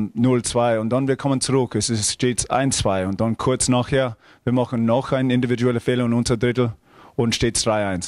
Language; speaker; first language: German; non-native, fluent; English